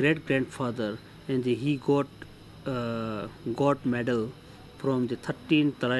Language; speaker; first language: English; non-native, local second language; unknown